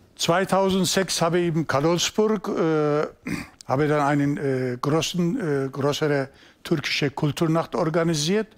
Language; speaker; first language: German; non-native, learner; Turkish